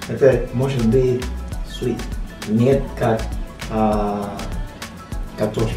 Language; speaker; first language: Russian; non-native, learner; Spanish